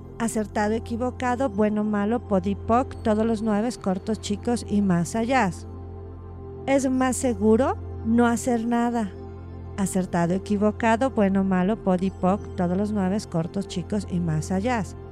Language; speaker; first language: Spanish; native; Spanish